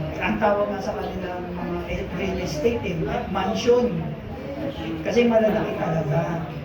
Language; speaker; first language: Filipino; native; Filipino